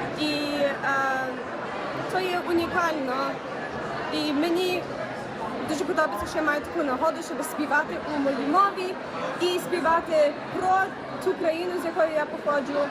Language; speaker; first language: Ukrainian; early bilingual, heritage; Ukrainian